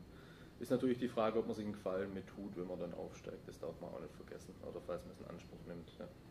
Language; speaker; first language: German; native; German